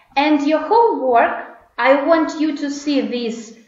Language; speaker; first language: English; non-native, fluent; Russian